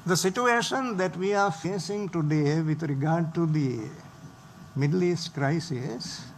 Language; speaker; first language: English; non-native, local second language; Sinhala